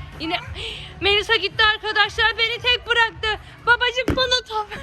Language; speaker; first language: Turkish; native; Turkish